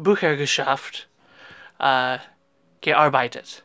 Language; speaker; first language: German; non-native, learner; English